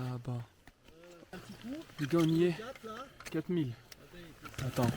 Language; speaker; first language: French; native; French